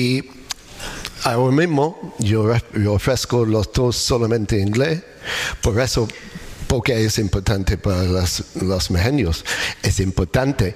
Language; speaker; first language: Spanish; non-native, learner; English